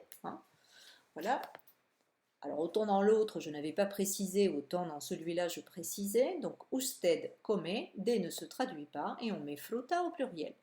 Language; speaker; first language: French; native; French